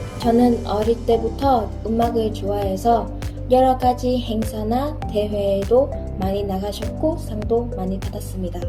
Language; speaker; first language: Korean; early bilingual, other home language; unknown